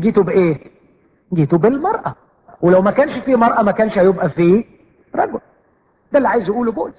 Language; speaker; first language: Arabic; native; Arabic